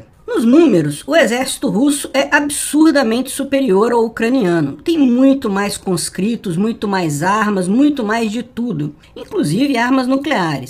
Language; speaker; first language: Portuguese; native; Portuguese